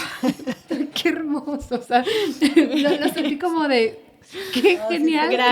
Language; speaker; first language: Spanish; native; Spanish